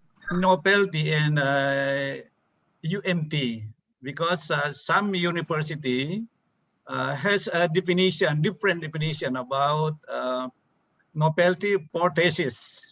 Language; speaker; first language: English; non-native, learner; Indonesian